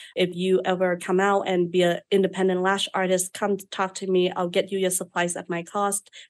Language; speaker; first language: English; non-native, fluent; Vietnamese